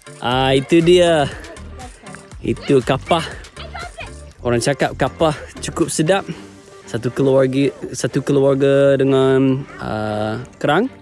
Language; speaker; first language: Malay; non-native, fluent; English